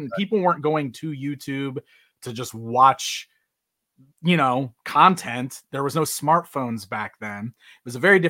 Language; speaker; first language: English; native; English